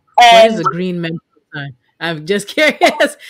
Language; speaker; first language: English; native; English